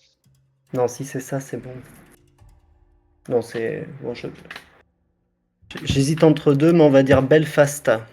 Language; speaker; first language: French; native; French